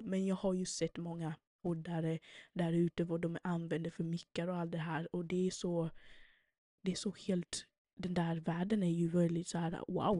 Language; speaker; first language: Swedish; early bilingual, other home language; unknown